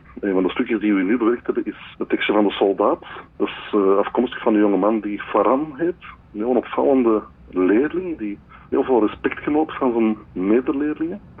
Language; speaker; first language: Dutch; native; Dutch